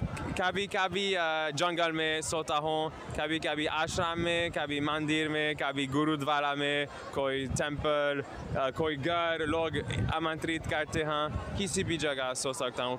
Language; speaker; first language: Hindi; non-native, learner; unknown